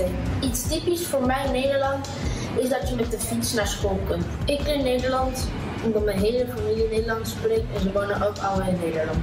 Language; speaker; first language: Dutch; early bilingual, heritage; Dutch